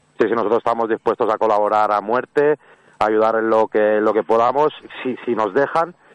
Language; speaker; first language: Spanish; native; Spanish